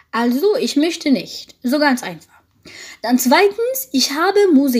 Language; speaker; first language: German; non-native, fluent; French